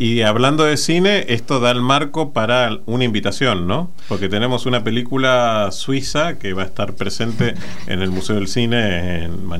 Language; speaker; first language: Spanish; native; Spanish